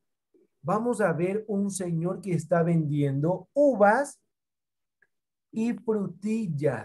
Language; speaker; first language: Spanish; native; Spanish